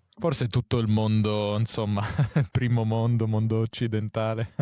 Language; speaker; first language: Italian; native; Italian